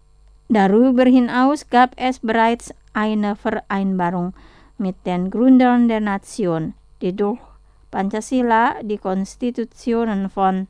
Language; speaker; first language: German; non-native, fluent; Indonesian